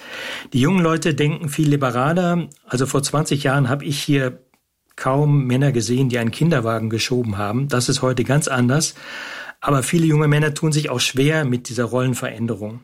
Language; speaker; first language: German; native; German